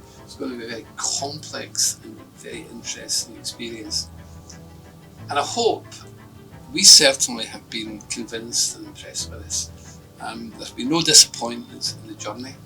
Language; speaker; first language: English; native; English